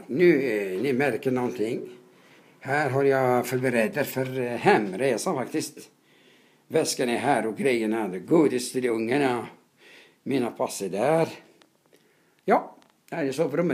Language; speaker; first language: Swedish; non-native, fluent; Arabic